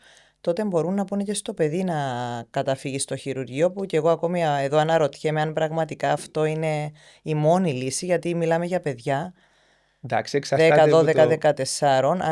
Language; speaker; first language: Greek; native; Greek